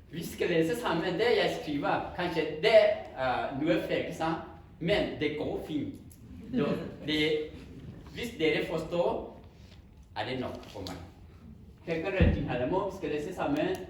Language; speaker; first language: Norwegian; non-native, learner; Hakha Chin